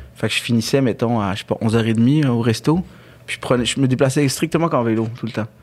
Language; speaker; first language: French; early bilingual, other home language; Arabic